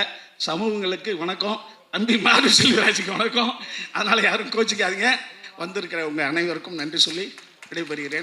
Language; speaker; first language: Tamil; native; Tamil